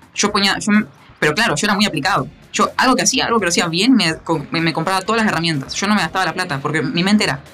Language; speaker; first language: Spanish; native; Spanish